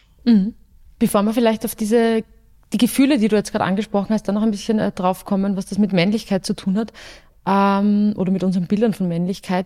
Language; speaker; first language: German; native; German